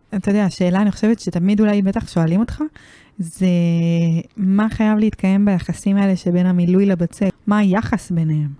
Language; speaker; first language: Hebrew; early bilingual, other home language; Arabic